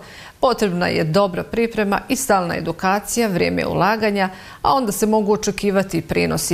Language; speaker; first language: Serbian; native; Serbian